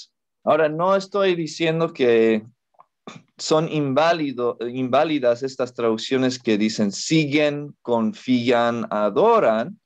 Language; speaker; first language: Spanish; non-native, fluent; English